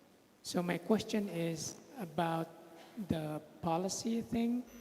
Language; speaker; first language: English; non-native, fluent; Indonesian